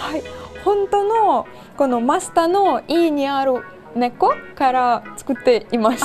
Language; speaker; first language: Japanese; non-native, learner; Ukrainian